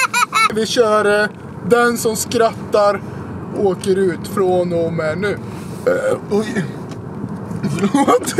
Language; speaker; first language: Swedish; native; Swedish